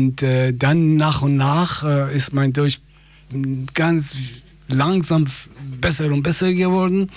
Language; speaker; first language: German; non-native, fluent; Persian